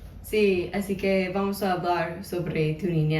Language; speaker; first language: Spanish; non-native, learner; English